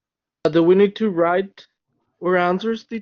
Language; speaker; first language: English; non-native, learner; Spanish